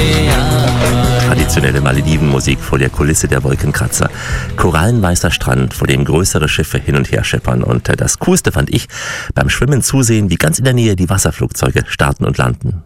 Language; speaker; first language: German; native; German